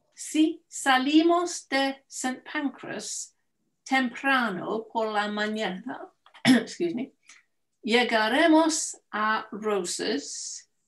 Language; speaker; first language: Spanish; non-native, learner; English